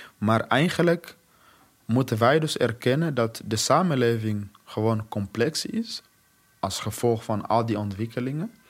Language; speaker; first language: Dutch; non-native, fluent; Swahili